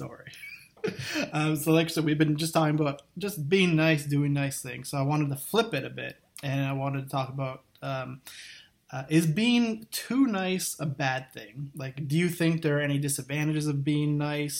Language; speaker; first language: English; native; English